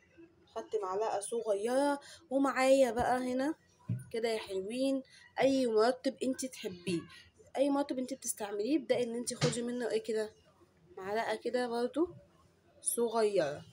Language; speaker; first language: Arabic; native; Arabic